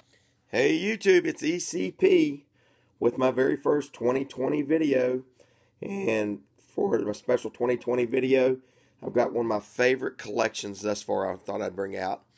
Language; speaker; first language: English; native; English